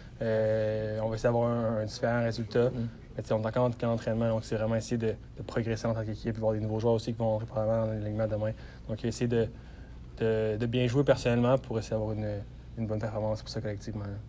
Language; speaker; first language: French; native; French